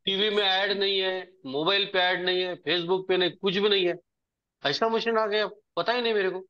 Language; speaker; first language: Hindi; non-native, local second language; Marathi